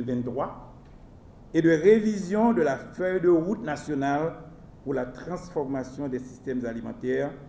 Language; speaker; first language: French; non-native, local second language; Haitian Creole